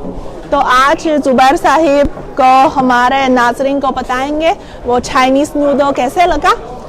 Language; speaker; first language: Hindi; non-native, learner; Chinese